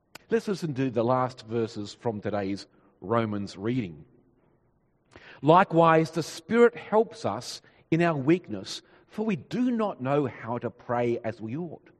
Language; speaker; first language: English; native; English